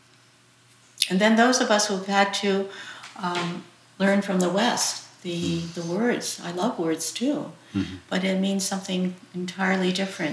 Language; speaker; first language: English; early bilingual, other home language; Chinese